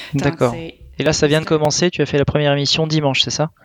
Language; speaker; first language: French; native; French